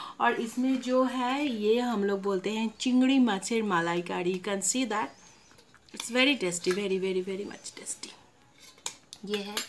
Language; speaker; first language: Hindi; non-native, local second language; Bangla